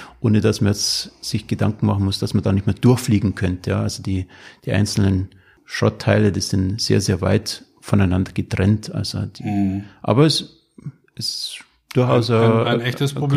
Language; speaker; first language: German; native; German